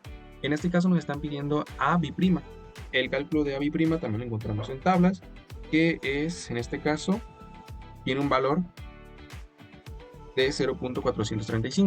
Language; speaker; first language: Spanish; native; Spanish